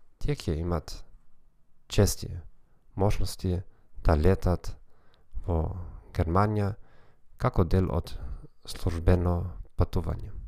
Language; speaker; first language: Macedonian; non-native, learner; German